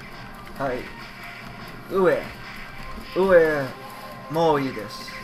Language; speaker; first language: Japanese; non-native, learner; English